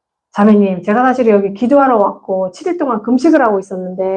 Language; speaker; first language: Korean; native; Korean